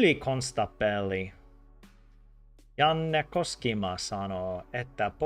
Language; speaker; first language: Finnish; non-native, learner; English